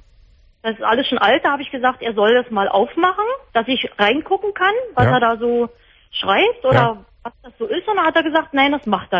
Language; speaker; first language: German; native; German